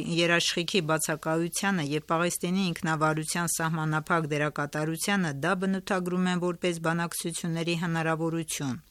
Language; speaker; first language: Armenian; native; Armenian